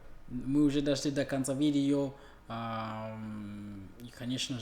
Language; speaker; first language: Russian; non-native, learner; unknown